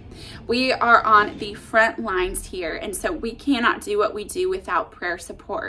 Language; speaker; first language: English; native; English